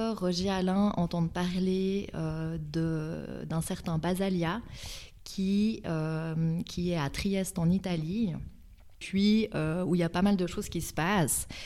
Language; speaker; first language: French; native; French